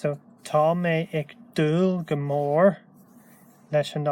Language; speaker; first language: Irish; non-native, local second language; English